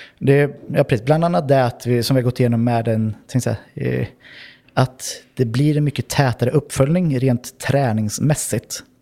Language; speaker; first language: Swedish; native; Swedish